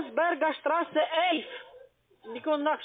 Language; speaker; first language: German; non-native, fluent; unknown